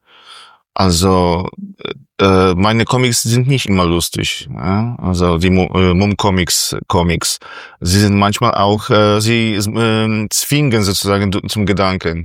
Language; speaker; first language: German; non-native, fluent; Polish